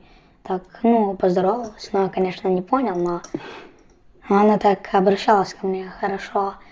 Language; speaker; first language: Russian; early bilingual, heritage; Russian